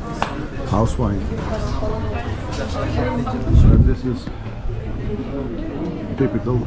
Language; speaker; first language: English; non-native, fluent; Turkish